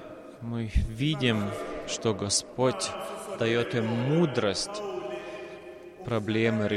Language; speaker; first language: Russian; non-native, fluent; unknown